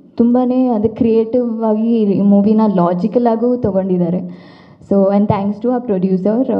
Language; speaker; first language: Kannada; non-native, local second language; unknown